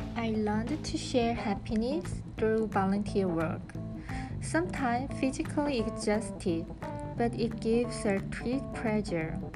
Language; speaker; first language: English; non-native, learner; Korean